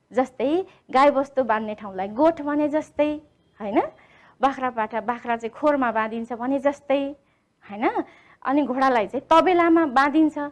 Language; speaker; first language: Nepali; native; Nepali